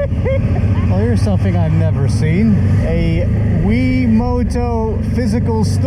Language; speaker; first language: English; native; English